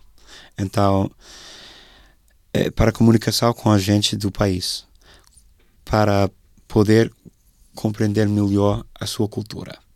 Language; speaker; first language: Portuguese; non-native, fluent; English